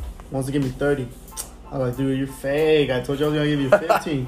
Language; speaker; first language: English; early bilingual, other home language; Spanish